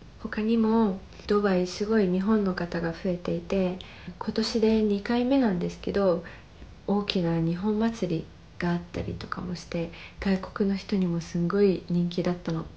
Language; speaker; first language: Japanese; early bilingual, other home language; Arabic